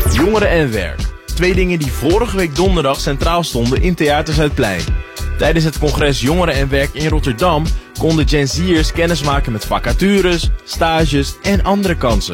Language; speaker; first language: Dutch; native; Dutch